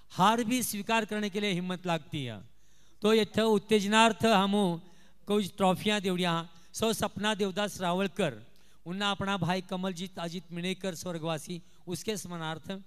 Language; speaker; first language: Hindi; non-native, local second language; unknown